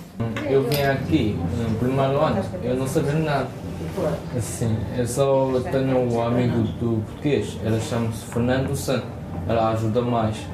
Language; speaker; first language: Portuguese; non-native, learner; Chinese